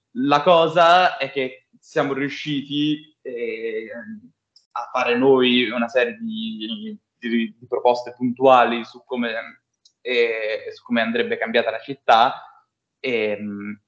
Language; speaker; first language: Italian; native; Italian